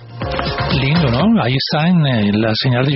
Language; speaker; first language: Spanish; native; Spanish